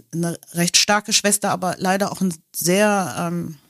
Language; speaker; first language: German; non-native, local second language; English